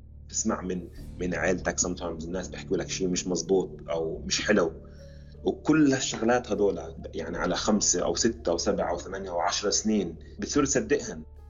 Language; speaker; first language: Arabic; early bilingual, heritage; Arabic